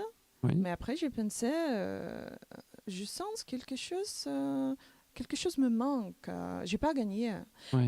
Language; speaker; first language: French; non-native, learner; Macedonian